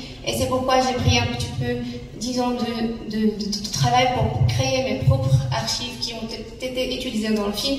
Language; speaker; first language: French; non-native, local second language; Arabic